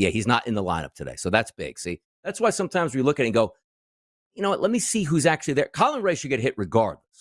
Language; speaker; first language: English; native; English